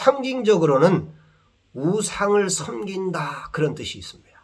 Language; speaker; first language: Korean; native; Korean